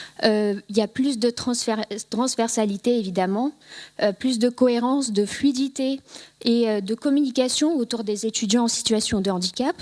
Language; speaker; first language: French; native; French